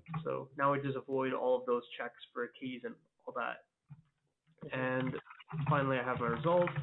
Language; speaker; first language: English; native; English